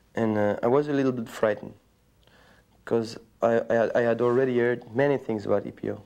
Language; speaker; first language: English; non-native, learner; French